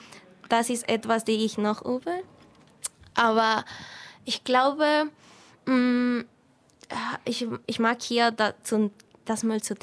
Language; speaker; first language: German; non-native, fluent; Spanish